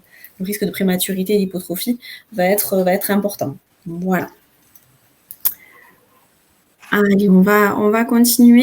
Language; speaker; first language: French; native; French